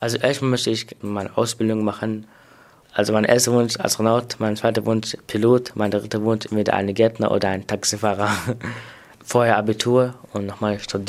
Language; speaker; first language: German; early bilingual, other home language; Arabic